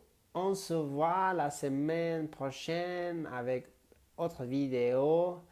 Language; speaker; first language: French; non-native, learner; Spanish